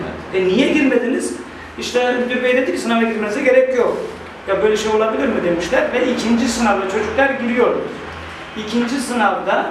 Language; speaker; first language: Turkish; native; Turkish